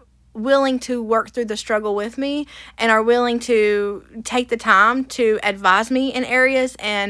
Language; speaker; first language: English; native; English